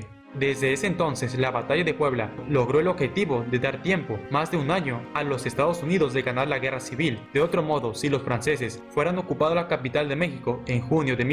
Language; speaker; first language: Spanish; native; Spanish